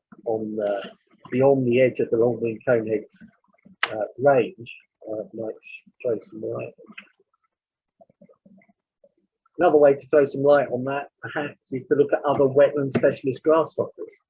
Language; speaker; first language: English; native; English